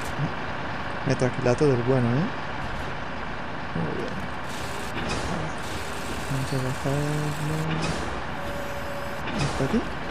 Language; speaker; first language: Spanish; native; Spanish